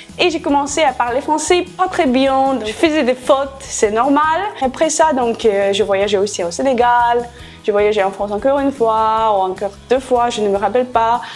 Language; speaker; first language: French; non-native, fluent; Russian